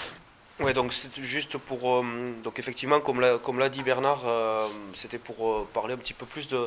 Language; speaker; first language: French; native; French